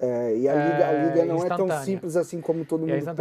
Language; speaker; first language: Portuguese; native; Portuguese